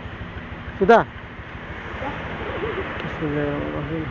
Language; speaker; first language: Indonesian; non-native, learner; Bangla